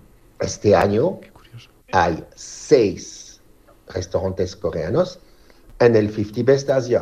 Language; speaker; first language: Spanish; non-native, fluent; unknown